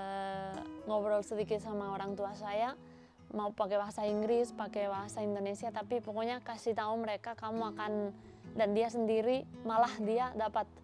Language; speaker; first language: Indonesian; non-native, fluent; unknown